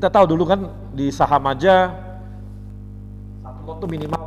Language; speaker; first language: Indonesian; native; Indonesian